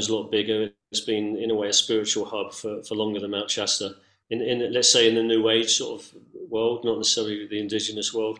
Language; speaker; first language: English; native; English